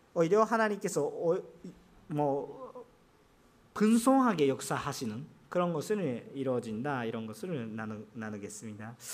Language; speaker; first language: Korean; non-native, fluent; Japanese